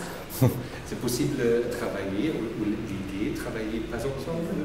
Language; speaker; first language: French; non-native, learner; German